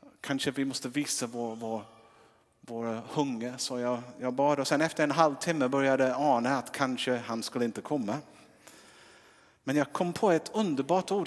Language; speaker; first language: Swedish; non-native, fluent; English